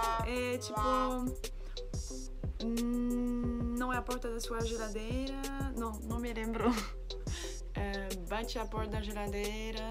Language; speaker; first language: Portuguese; non-native, fluent; French